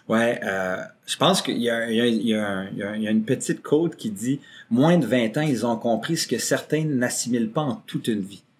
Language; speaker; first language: French; native; French